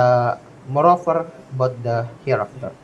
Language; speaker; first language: English; non-native, learner; Indonesian